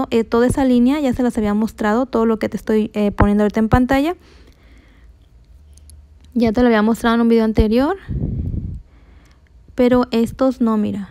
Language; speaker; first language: Spanish; native; Spanish